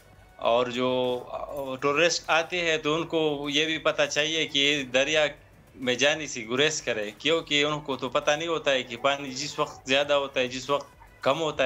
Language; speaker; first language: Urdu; non-native, local second language; Pashto